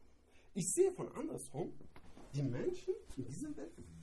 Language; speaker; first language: German; non-native, learner; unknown